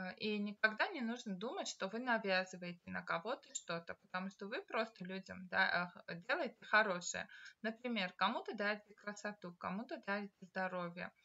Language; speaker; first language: Russian; non-native, local second language; Armenian